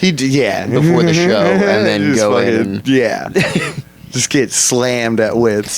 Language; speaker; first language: English; native; English